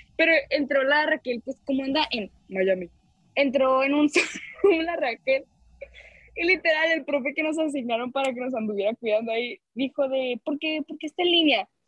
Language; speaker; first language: Spanish; early bilingual, heritage; Spanish